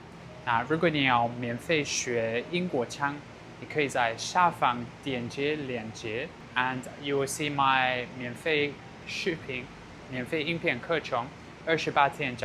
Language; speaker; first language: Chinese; non-native, fluent; English